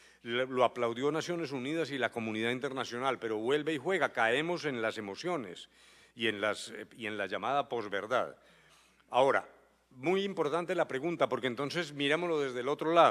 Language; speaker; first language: Spanish; native; Spanish